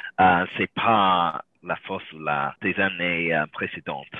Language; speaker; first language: French; non-native, learner; English